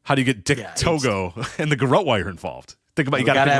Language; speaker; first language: English; native; English